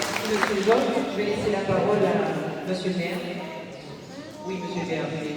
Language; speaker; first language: French; native; French